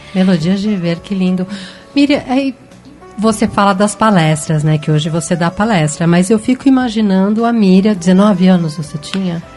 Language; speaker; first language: Portuguese; native; Portuguese